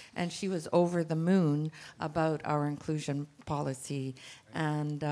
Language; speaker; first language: English; native; English